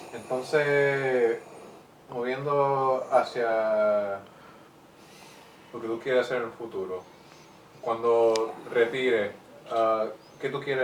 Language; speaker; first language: Spanish; early bilingual, heritage; English